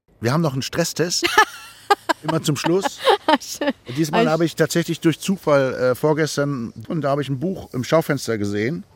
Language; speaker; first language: German; native; German